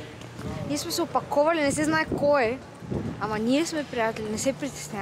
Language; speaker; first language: Bulgarian; native; Bulgarian